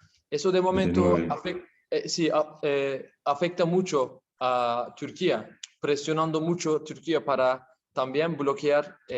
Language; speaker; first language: Spanish; non-native, learner; Turkish